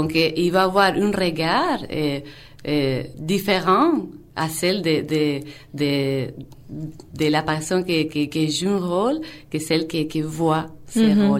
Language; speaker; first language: French; non-native, fluent; Spanish